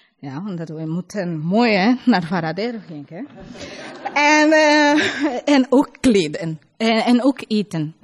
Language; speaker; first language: Dutch; non-native, learner; Spanish